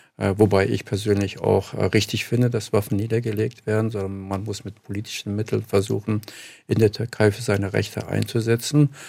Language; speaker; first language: German; early bilingual, other home language; Kurdish